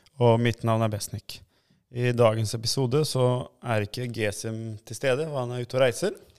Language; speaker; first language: Norwegian; early bilingual, other home language; Albanian